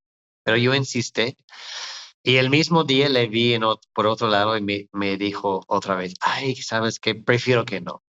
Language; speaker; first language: Spanish; non-native, fluent; English